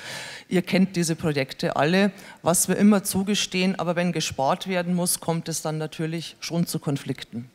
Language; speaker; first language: German; native; German